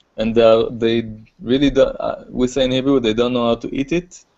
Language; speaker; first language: English; non-native, fluent; Hebrew